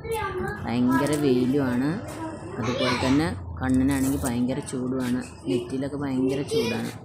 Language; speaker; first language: Malayalam; native; Malayalam